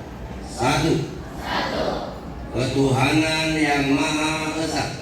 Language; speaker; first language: Indonesian; native; Indonesian